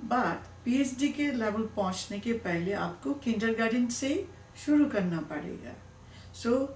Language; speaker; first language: Hindi; non-native, learner; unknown